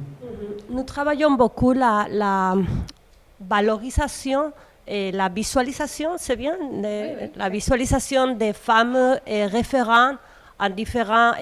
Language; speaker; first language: French; non-native, learner; Spanish